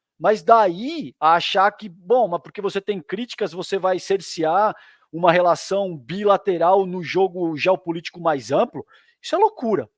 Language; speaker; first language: Portuguese; native; Portuguese